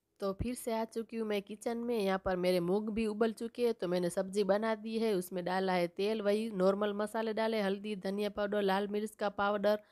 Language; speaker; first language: Hindi; non-native, local second language; Gujarati